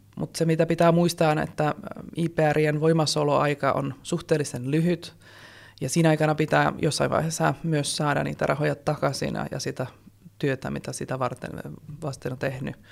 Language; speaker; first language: Finnish; non-native, fluent; Czech